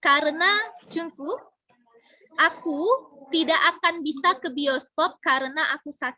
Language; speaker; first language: Indonesian; non-native, fluent; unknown